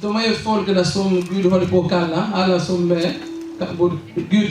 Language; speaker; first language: Swedish; non-native, learner; Swahili